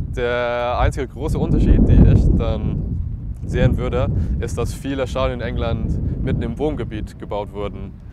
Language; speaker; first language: German; non-native, fluent; English